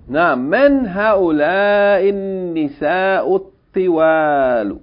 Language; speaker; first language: Arabic; non-native, fluent; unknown